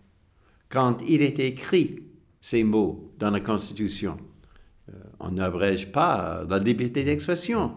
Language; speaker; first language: French; non-native, fluent; English